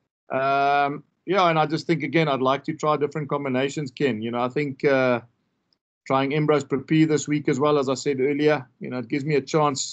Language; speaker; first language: English; non-native, local second language; Afrikaans